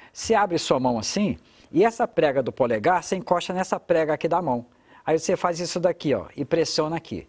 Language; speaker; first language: Portuguese; native; Portuguese